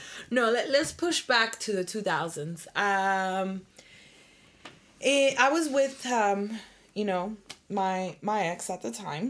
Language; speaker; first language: English; early bilingual, other home language; Spanish